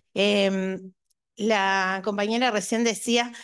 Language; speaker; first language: Spanish; native; Spanish